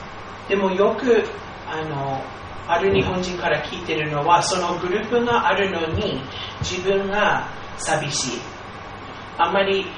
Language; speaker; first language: Japanese; non-native, fluent; English